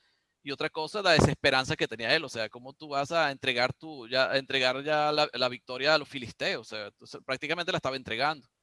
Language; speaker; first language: Spanish; native; Spanish